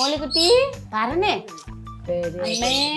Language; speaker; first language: Malayalam; non-native, fluent; Nepali